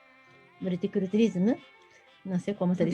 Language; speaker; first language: Spanish; non-native, learner; Japanese